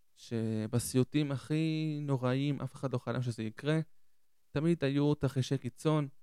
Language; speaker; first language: Hebrew; early bilingual, other home language; Spanish